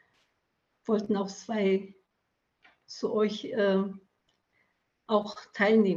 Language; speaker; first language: German; early bilingual, other home language; Turkish